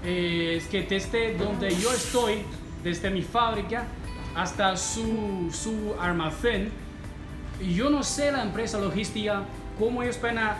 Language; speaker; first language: Spanish; non-native, fluent; Chinese